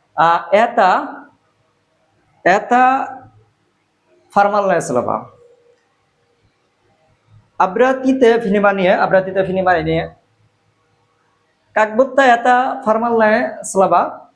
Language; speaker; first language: Russian; non-native, learner; Bangla